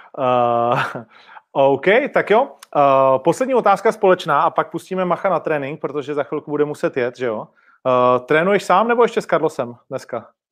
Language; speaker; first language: Czech; native; Czech